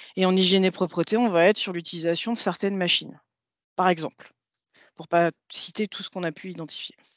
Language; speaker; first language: French; native; French